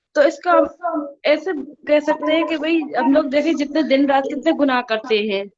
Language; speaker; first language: Urdu; non-native, local second language; Punjabi